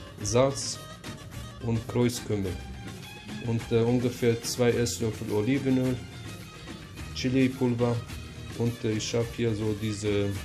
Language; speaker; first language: German; non-native, fluent; Kurdish